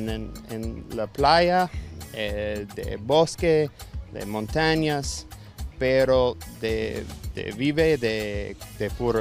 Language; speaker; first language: Spanish; non-native, learner; English